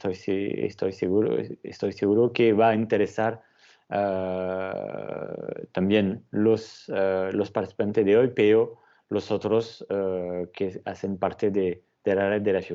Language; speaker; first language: Spanish; non-native, fluent; French